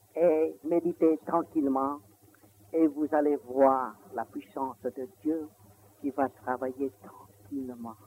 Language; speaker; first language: French; non-native, learner; Vietnamese